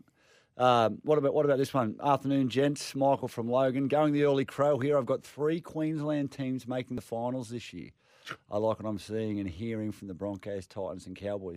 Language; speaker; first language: English; native; English